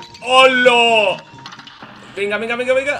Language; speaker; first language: Spanish; native; Spanish